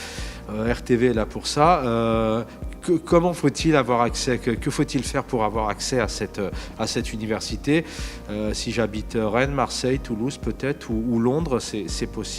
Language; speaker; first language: French; native; French